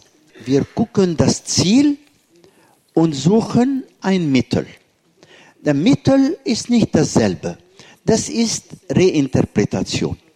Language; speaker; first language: German; non-native, fluent; Arabic